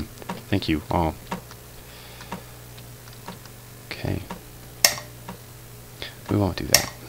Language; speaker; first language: English; native; English